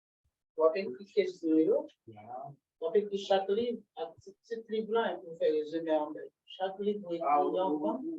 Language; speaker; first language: French; non-native, local second language; Haitian Creole